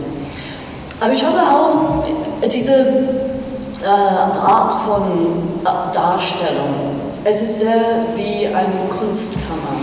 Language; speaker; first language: German; non-native, fluent; English